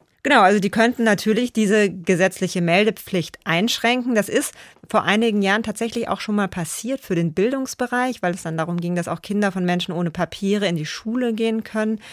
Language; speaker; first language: German; native; German